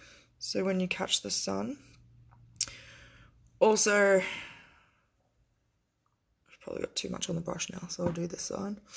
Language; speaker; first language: English; native; English